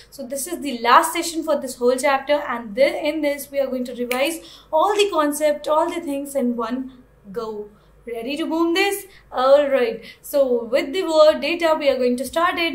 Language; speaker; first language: English; non-native, local second language; Hindi